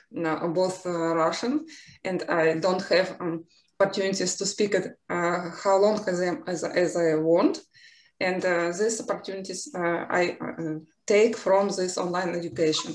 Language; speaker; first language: English; non-native, learner; Russian